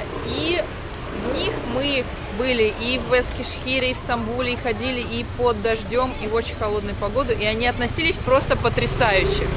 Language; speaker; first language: Russian; native; Russian